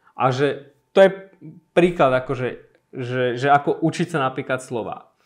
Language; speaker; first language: Slovak; early bilingual, other home language; Armenian